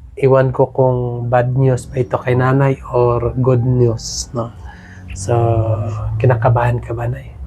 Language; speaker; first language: Filipino; non-native, local second language; Cebuano